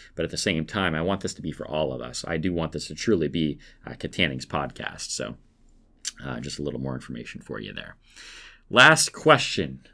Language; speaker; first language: English; native; English